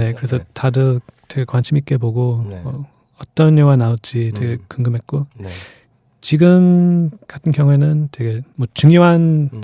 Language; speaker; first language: Korean; non-native, fluent; English